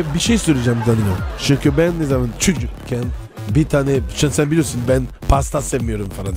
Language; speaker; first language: Turkish; non-native, learner; French